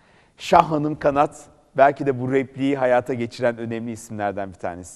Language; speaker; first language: Turkish; native; Turkish